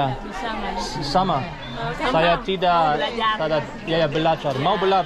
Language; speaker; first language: Indonesian; non-native, learner; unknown